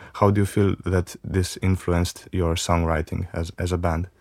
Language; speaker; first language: English; non-native, fluent; Macedonian